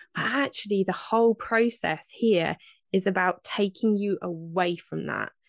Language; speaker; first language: English; native; English